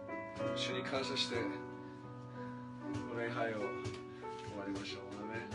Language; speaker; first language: Japanese; non-native, fluent; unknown